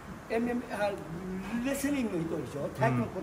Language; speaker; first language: Japanese; non-native, learner; Thai